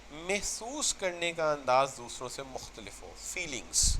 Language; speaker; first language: Urdu; native; Urdu